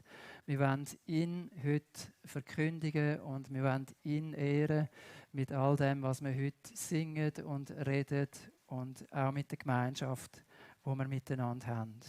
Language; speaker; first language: German; native; German